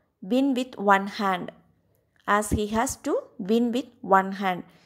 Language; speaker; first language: English; non-native, local second language; Tamil